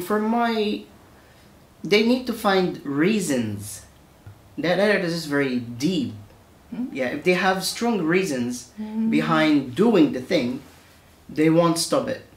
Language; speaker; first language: English; non-native, fluent; Arabic